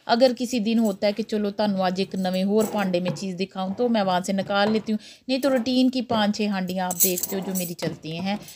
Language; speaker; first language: Urdu; non-native, local second language; Punjabi